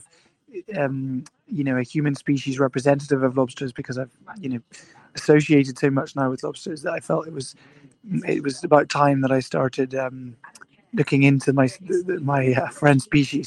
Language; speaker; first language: English; native; English